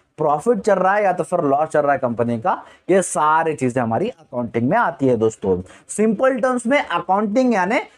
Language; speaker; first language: Hindi; native; Hindi